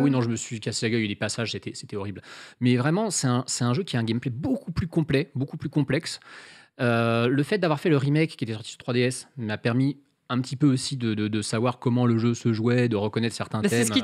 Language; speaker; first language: French; native; French